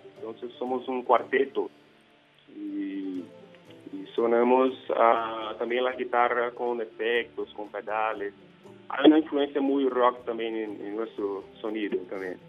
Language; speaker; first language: Spanish; non-native, fluent; Portuguese